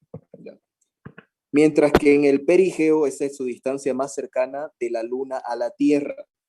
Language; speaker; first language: Spanish; native; Spanish